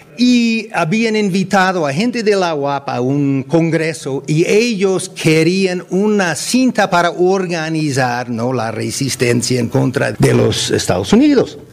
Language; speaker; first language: Spanish; non-native, fluent; English